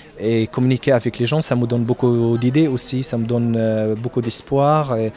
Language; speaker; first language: French; non-native, fluent; Arabic